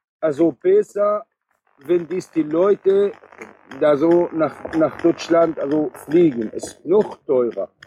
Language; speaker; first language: German; non-native, learner; Arabic